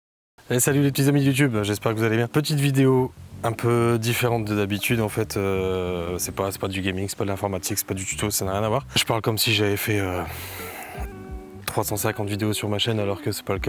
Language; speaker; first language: French; native; French